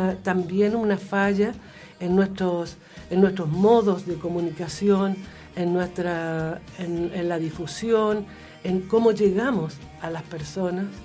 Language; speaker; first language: Spanish; native; Spanish